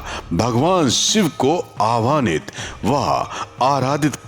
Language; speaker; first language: Hindi; native; Hindi